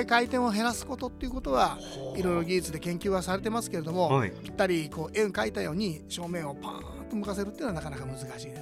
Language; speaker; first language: Japanese; native; Japanese